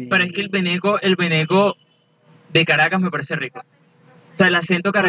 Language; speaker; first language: Spanish; native; Spanish